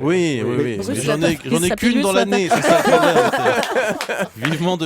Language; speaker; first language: French; native; French